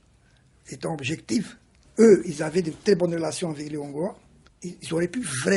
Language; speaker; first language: French; non-native, fluent; Romanian